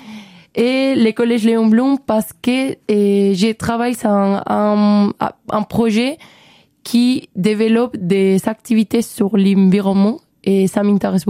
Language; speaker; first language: French; non-native, learner; Spanish